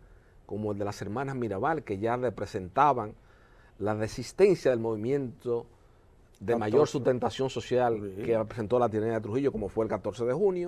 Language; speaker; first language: Spanish; native; Spanish